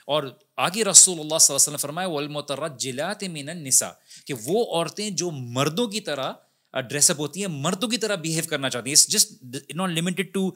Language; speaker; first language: Urdu; native; Urdu